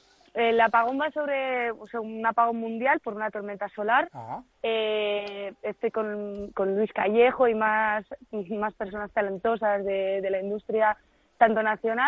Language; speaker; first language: Spanish; native; Spanish